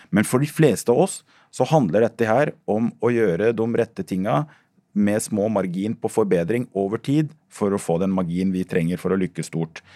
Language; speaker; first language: Norwegian; early bilingual, other home language; Arabic